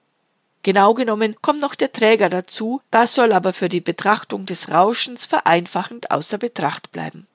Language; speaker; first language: German; native; German